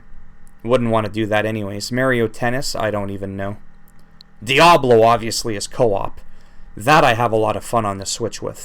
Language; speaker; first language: English; native; English